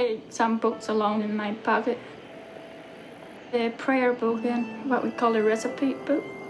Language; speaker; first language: English; early bilingual, other home language; Pennsylvania German